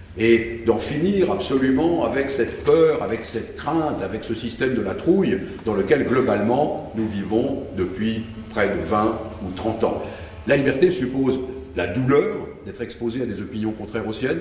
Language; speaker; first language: French; native; French